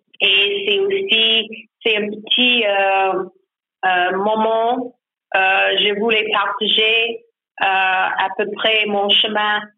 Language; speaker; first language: French; non-native, learner; English